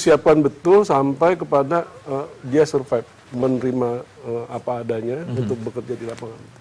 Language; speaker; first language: Indonesian; native; Indonesian